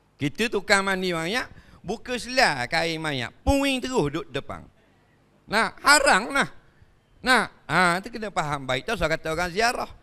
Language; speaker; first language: Malay; native; Malay